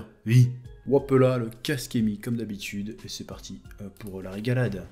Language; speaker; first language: French; native; French